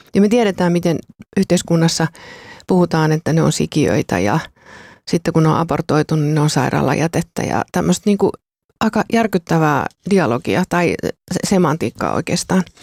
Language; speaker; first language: Finnish; native; Finnish